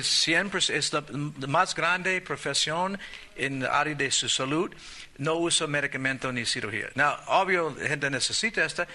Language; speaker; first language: Spanish; non-native, learner; English